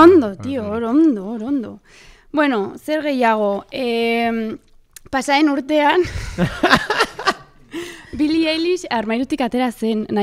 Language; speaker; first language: Basque; native; Basque